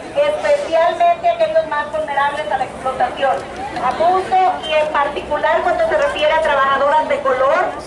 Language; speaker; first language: Spanish; native; Spanish